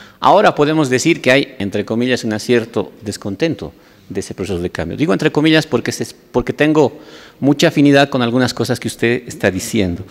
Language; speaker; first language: Spanish; native; Spanish